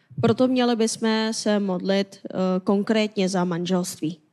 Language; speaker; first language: Czech; non-native, fluent; Korean